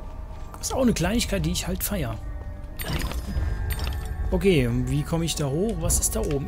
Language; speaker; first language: German; native; German